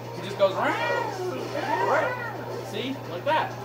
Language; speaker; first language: English; native; English